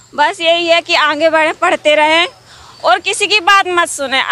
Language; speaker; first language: Hindi; native; Hindi